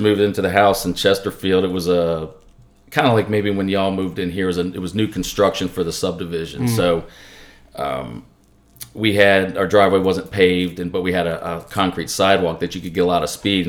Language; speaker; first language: English; native; English